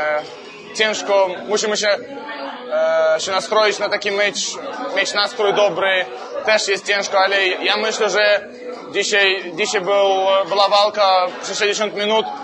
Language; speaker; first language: Polish; non-native, fluent; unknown